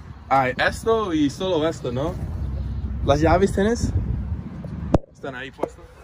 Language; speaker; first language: Spanish; non-native, learner; English